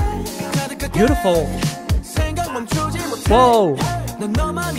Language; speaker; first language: English; native; English